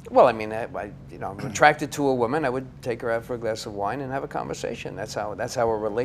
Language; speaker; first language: English; native; English